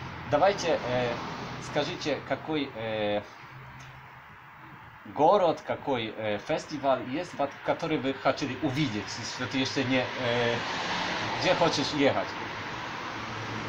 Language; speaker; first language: Russian; non-native, learner; Polish